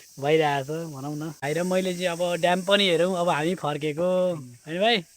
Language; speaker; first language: Nepali; native; Nepali